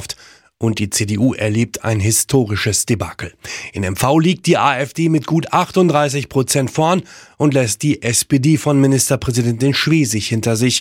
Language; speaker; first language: German; native; German